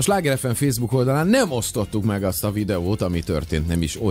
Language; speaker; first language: Hungarian; native; Hungarian